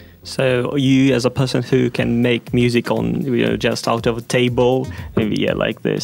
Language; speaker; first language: English; non-native, fluent; Russian